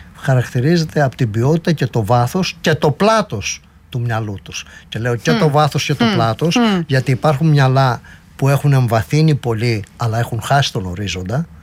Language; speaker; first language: Greek; native; Greek